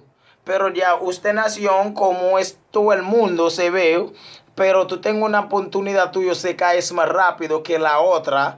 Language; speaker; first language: Spanish; non-native, learner; Haitian Creole